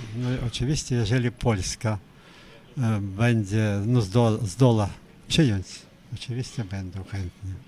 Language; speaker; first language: Polish; early bilingual, heritage; Polish